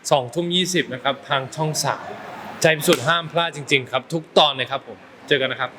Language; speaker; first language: Thai; early bilingual, heritage; Thai